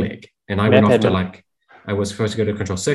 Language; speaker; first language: English; native; English